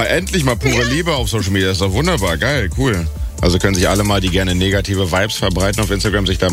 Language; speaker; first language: German; native; German